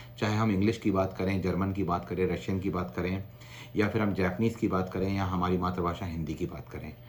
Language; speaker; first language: Hindi; non-native, local second language; Gujarati